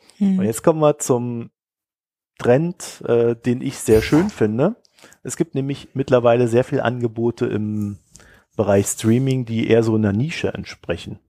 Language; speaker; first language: German; native; German